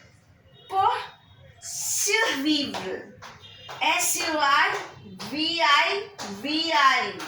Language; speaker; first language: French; non-native, fluent; Bangla